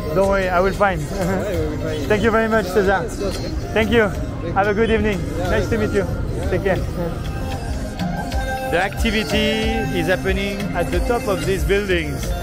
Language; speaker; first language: English; non-native, fluent; French